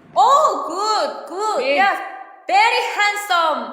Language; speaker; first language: English; non-native, learner; Korean